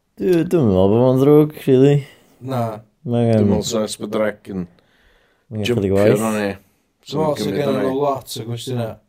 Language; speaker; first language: Welsh; native; Welsh